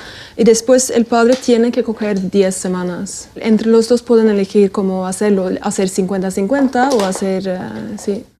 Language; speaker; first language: Spanish; non-native, fluent; Norwegian